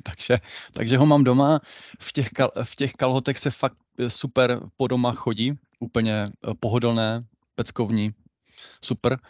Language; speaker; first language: Czech; native; Czech